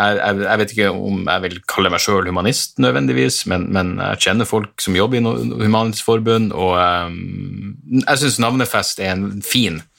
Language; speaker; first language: Norwegian; native; Norwegian